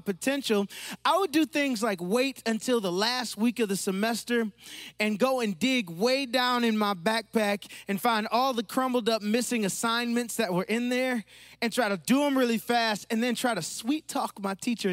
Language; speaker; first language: English; native; English